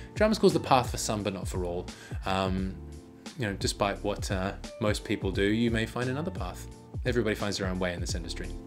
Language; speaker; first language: English; native; English